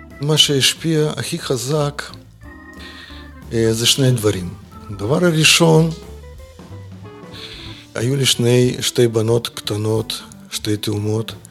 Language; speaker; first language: Hebrew; non-native, fluent; Russian